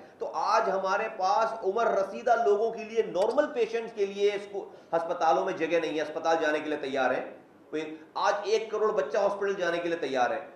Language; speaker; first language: Urdu; native; Urdu